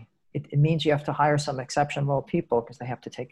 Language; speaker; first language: English; native; English